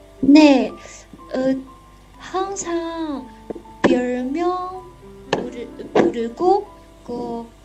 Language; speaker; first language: Korean; non-native, learner; Chinese